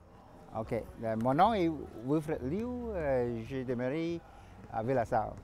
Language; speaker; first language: French; non-native, fluent; Cantonese